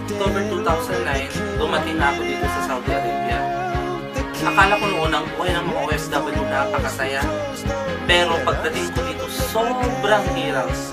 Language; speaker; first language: Filipino; non-native, local second language; Iloko